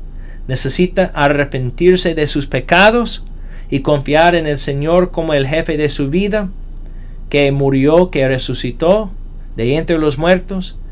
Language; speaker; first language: Spanish; non-native, fluent; English